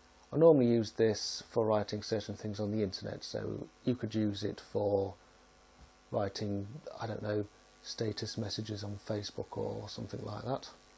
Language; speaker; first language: English; native; English